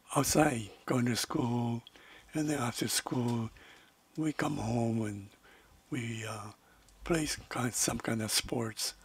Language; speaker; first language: English; non-native, fluent; Spanish